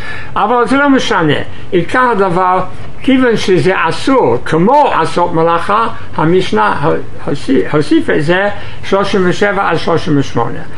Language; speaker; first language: Hebrew; non-native, fluent; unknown